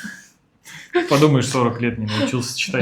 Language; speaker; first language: Russian; native; Russian